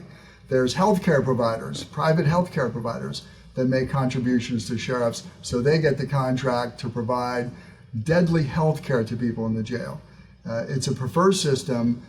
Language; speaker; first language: English; native; English